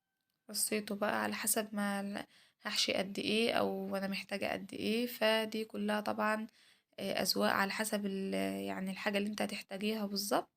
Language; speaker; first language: Arabic; native; Arabic